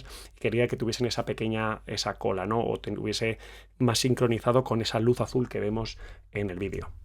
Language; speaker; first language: Spanish; native; Spanish